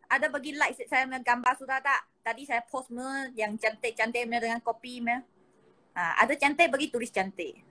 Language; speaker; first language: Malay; non-native, local second language; Chinese